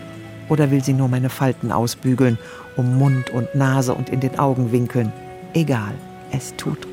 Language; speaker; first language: German; native; German